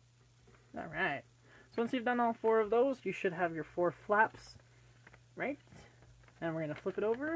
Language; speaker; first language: English; native; English